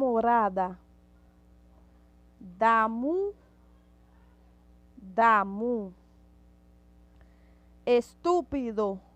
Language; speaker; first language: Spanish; non-native, fluent; Haitian Creole